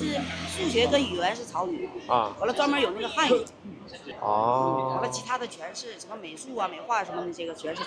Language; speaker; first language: Chinese; non-native, local second language; Korean